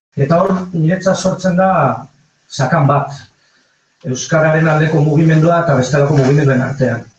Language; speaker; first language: Basque; non-native, local second language; Spanish